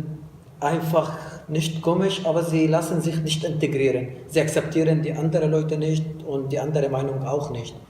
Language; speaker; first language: German; non-native, fluent; Arabic